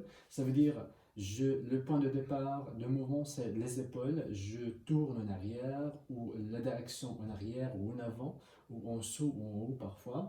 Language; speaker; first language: French; non-native, learner; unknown